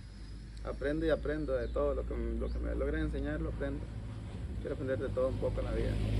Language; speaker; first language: Spanish; native; Spanish